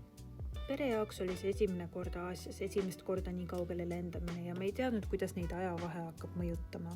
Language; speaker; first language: Estonian; native; Estonian